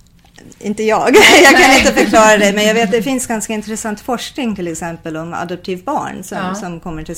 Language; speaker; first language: Swedish; non-native, fluent; English